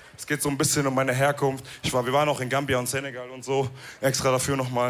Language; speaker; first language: German; early bilingual, other home language; Wolof